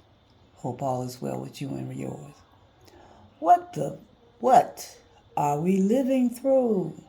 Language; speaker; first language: English; native; English